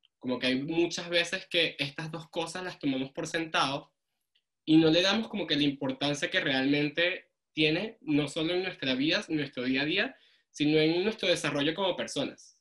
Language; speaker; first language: Spanish; native; Spanish